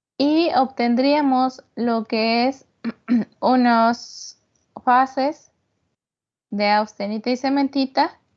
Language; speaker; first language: Spanish; native; Spanish